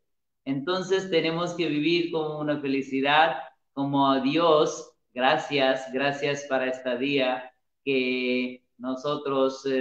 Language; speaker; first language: Spanish; non-native, learner; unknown